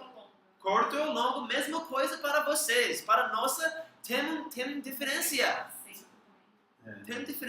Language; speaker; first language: Portuguese; non-native, learner; English